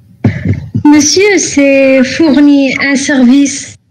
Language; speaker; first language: French; non-native, local second language; Arabic